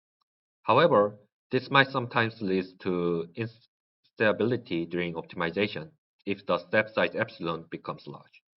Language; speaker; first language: English; non-native, learner; Korean